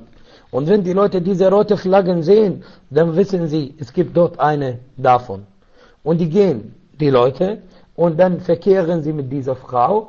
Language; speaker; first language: German; non-native, learner; Arabic